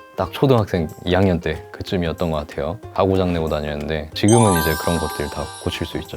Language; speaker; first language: Korean; native; Korean